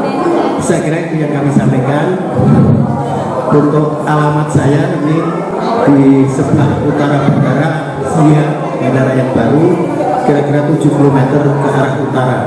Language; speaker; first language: Indonesian; non-native, local second language; Javanese